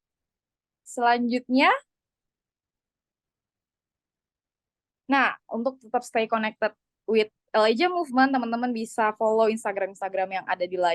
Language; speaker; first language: Indonesian; native; Indonesian